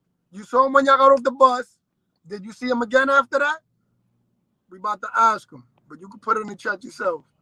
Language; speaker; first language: English; early bilingual, other home language; Spanish